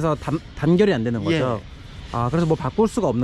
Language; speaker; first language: Korean; native; Korean